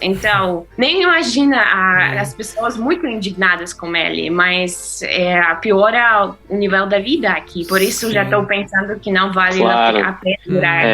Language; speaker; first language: Portuguese; non-native, fluent; Russian